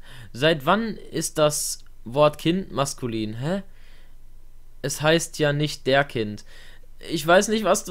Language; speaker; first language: German; native; German